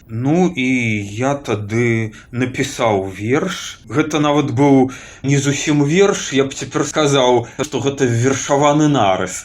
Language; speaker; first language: Belarusian; native; Belarusian